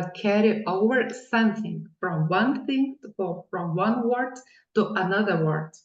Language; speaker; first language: English; non-native, fluent; Lithuanian